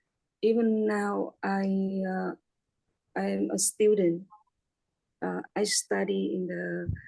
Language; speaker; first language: English; non-native, learner; Vietnamese